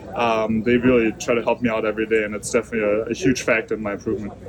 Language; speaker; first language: English; non-native, fluent; German